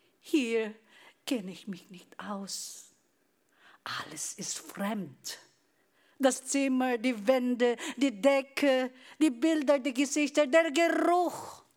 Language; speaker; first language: German; non-native, fluent; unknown